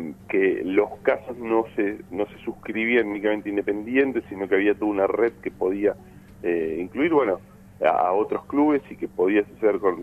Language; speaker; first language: Spanish; native; Spanish